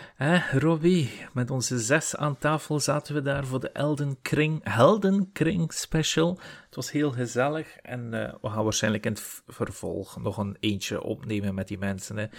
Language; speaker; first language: Dutch; native; Dutch